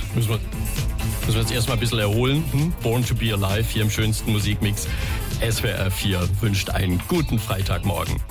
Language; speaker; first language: German; native; German